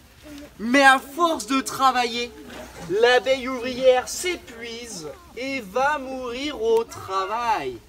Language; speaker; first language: French; native; French